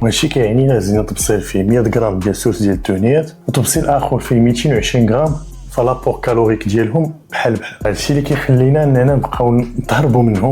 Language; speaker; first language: Arabic; native; Arabic